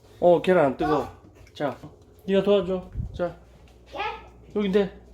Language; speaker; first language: Korean; native; Korean